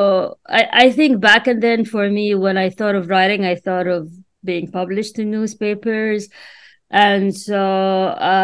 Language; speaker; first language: English; non-native, fluent; Arabic